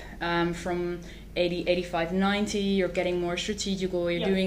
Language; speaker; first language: English; non-native, fluent; Dutch